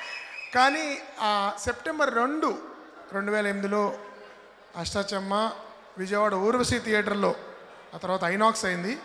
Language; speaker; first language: Telugu; native; Telugu